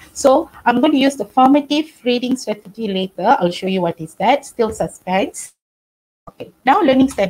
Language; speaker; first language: English; non-native, local second language; Tamil